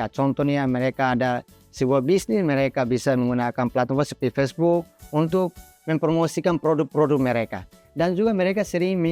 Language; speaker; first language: Indonesian; non-native, fluent; Tetum